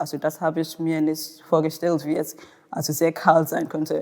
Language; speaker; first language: German; non-native, learner; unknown